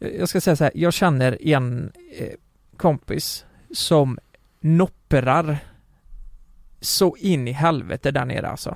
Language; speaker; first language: Swedish; native; Swedish